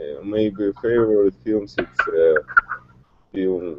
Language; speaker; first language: English; non-native, learner; Russian